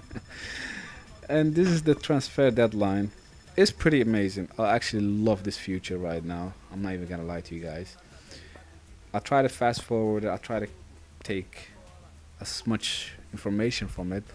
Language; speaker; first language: English; non-native, fluent; Dutch